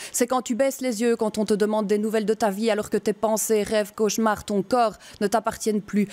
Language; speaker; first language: French; native; French